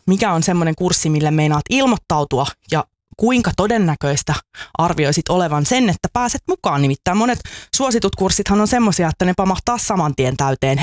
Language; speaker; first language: Finnish; native; Finnish